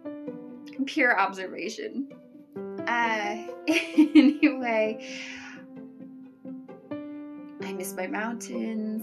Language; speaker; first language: English; native; English